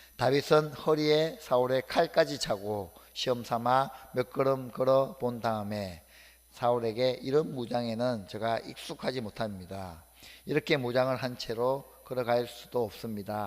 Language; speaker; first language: Korean; native; Korean